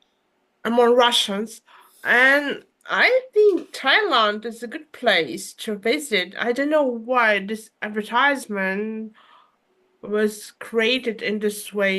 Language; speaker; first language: English; non-native, fluent; Russian